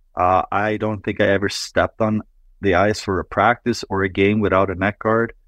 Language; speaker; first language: English; non-native, fluent; Swedish